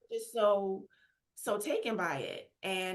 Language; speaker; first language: English; native; English